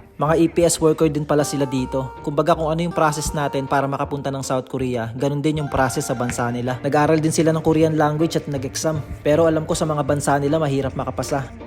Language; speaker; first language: Filipino; native; Filipino